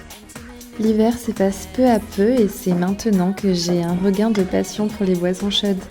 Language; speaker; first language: French; native; French